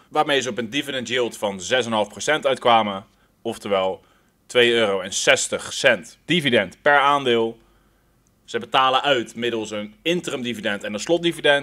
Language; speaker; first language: Dutch; native; Dutch